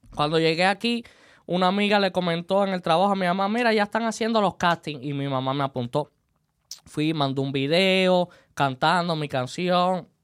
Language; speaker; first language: Spanish; native; Spanish